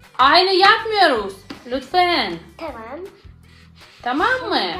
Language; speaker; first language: Turkish; non-native, learner; Russian